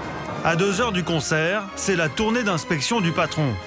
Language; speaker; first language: French; native; French